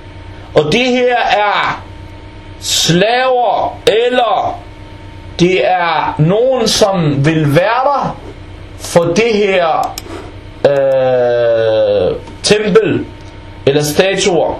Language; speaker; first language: Danish; early bilingual, other home language; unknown